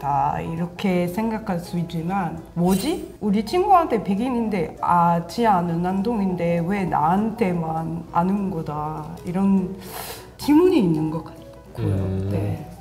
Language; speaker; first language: Korean; non-native, learner; French